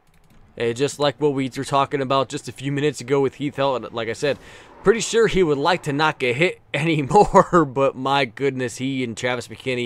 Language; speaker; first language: English; native; English